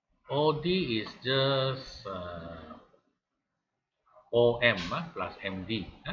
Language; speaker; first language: English; non-native, local second language; Malay